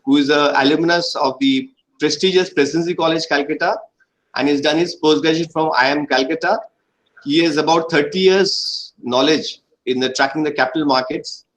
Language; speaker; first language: English; non-native, local second language; Bangla